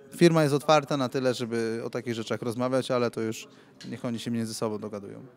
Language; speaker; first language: Polish; native; Polish